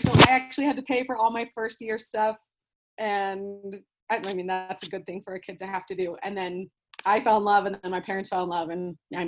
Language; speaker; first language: English; native; English